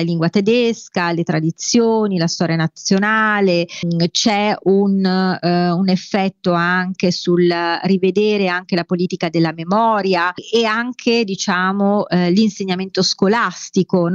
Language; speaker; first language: Italian; native; Italian